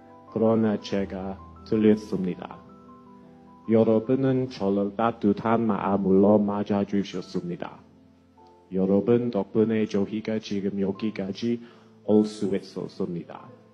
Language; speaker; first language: Korean; non-native, learner; English